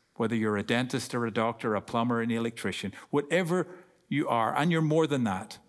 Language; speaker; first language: English; native; English